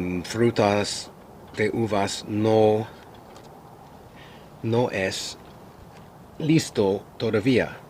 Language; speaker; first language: Spanish; non-native, learner; English